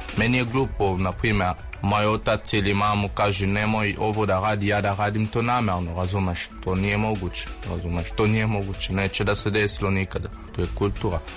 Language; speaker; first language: Serbian; non-native, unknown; French